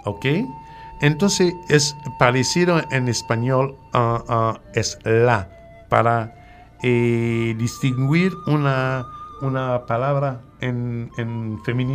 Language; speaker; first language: Spanish; non-native, fluent; French